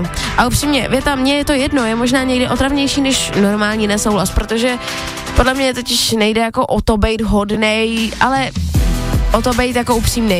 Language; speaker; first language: Czech; native; Czech